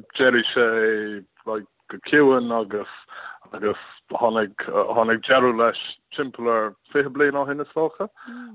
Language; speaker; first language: Irish; non-native, learner; English